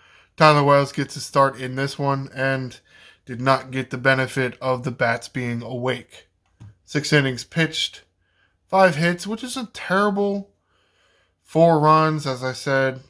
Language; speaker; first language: English; native; English